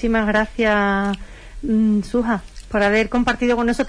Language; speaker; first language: Spanish; native; Spanish